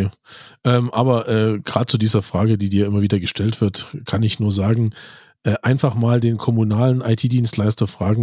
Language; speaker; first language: German; native; German